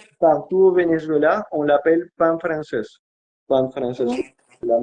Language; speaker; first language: French; non-native, fluent; Spanish